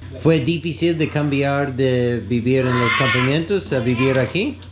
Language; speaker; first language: Spanish; non-native, learner; English